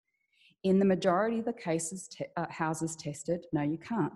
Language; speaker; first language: English; native; English